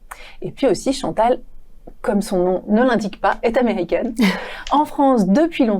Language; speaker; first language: French; native; French